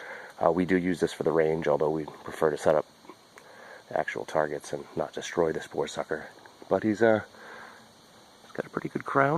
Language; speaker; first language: English; native; English